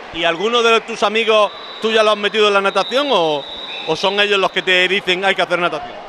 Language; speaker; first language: Spanish; native; Spanish